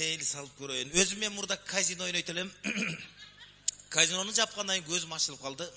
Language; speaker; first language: Kyrgyz; native; Kyrgyz